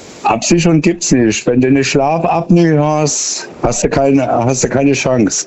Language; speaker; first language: German; native; German